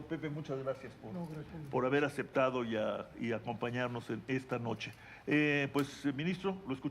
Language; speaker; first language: Spanish; native; Spanish